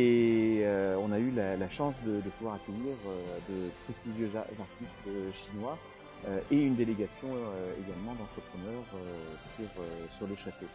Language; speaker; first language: French; native; French